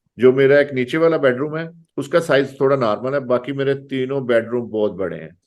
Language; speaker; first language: Urdu; non-native, local second language; Punjabi